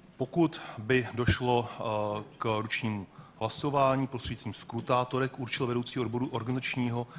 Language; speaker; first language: Czech; native; Czech